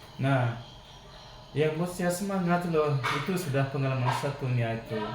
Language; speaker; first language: Indonesian; non-native, fluent; Malagasy